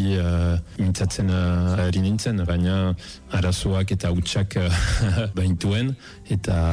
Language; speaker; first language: Basque; non-native, fluent; Italian